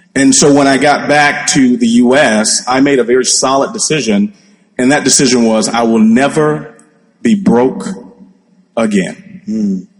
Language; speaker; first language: English; native; English